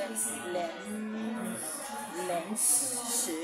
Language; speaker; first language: Chinese; non-native, local second language; Cantonese